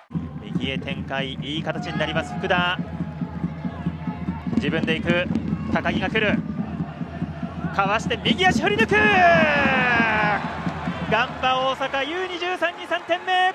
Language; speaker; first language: Japanese; native; Japanese